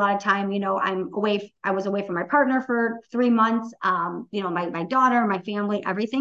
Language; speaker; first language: English; native; English